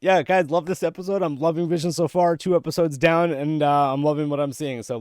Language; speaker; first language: English; native; English